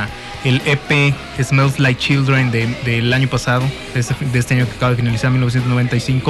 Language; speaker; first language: Spanish; native; Spanish